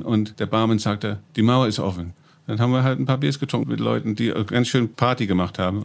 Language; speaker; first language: German; non-native, fluent; English